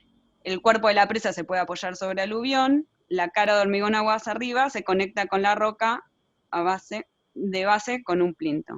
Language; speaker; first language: Spanish; native; Spanish